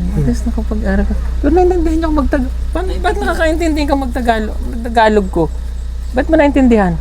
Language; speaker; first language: Filipino; native; Filipino